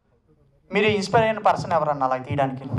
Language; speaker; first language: Telugu; native; Telugu